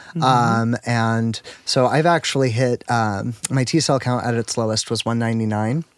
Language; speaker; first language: English; native; English